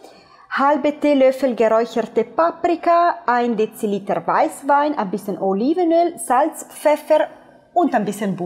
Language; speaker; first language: German; non-native, fluent; Italian